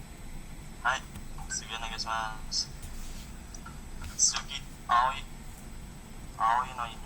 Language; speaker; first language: Japanese; non-native, learner; Indonesian